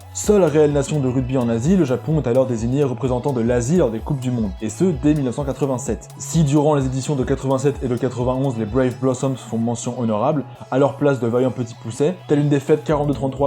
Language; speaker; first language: French; native; French